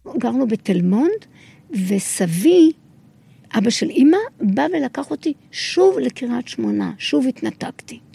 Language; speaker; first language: Hebrew; early bilingual, other home language; Arabic